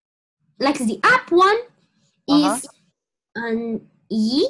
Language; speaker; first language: English; non-native, learner; Chinese